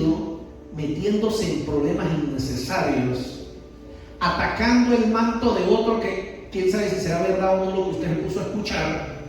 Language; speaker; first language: Spanish; native; Spanish